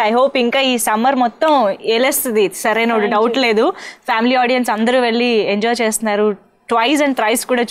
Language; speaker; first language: Telugu; native; Telugu